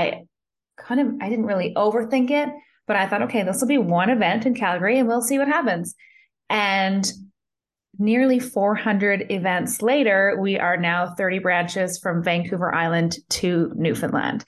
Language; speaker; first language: English; native; English